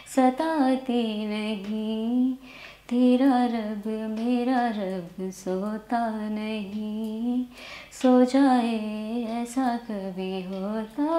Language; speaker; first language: Urdu; native; Urdu